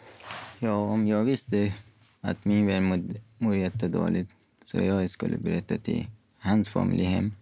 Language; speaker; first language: Swedish; non-native, fluent; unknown